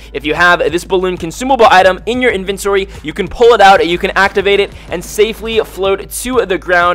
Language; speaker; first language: English; native; English